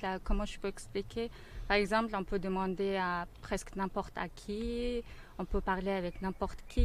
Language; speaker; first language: French; non-native, learner; Mongolian